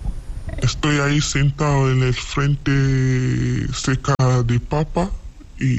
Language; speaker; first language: Spanish; non-native, learner; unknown